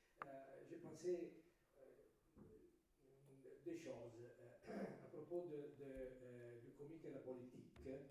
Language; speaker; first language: French; non-native, fluent; Italian